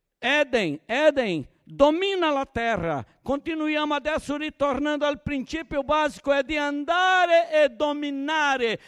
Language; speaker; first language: Italian; non-native, fluent; Portuguese